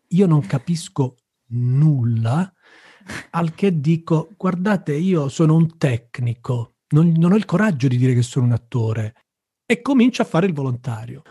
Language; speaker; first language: Italian; native; Italian